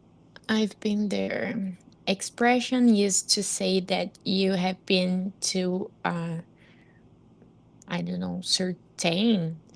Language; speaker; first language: English; non-native, learner; Portuguese